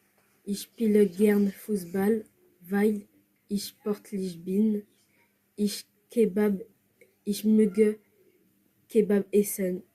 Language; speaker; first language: German; non-native, learner; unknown